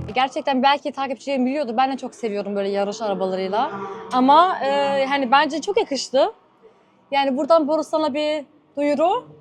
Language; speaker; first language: Turkish; early bilingual, heritage; Turkish